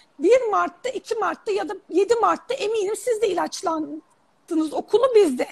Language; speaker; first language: Turkish; early bilingual, heritage; Turkish